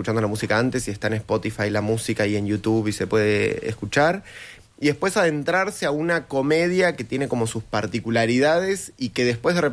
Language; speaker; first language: Spanish; native; Spanish